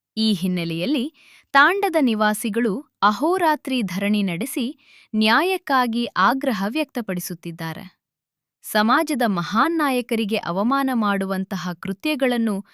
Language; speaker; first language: Kannada; native; Kannada